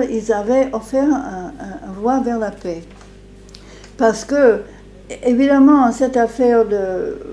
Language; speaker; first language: French; non-native, fluent; English